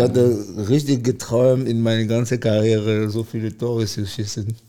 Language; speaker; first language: German; non-native, learner; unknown